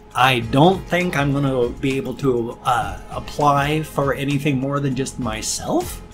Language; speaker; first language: English; native; English